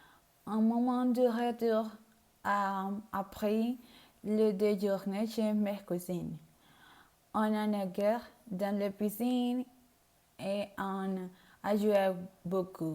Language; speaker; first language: French; non-native, learner; Spanish